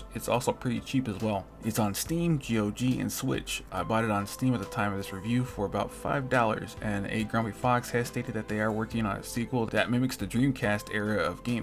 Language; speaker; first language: English; native; English